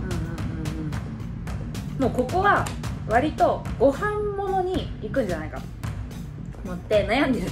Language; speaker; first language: Japanese; native; Japanese